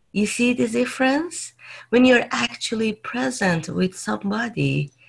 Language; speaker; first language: English; non-native, fluent; Persian